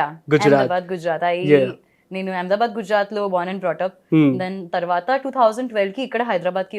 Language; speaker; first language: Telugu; non-native, learner; Gujarati